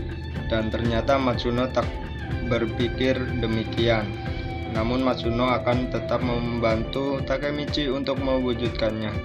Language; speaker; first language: Indonesian; native; Indonesian